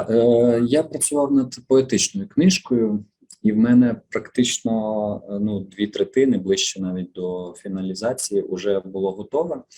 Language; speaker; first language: Ukrainian; native; Ukrainian